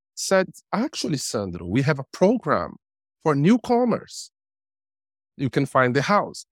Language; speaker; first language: English; non-native, fluent; Portuguese